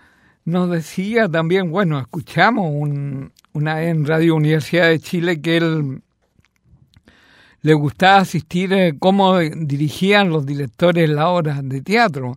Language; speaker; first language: Spanish; native; Spanish